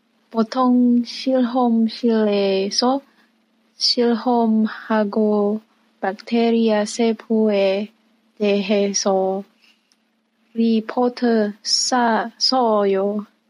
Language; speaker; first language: Korean; non-native, learner; English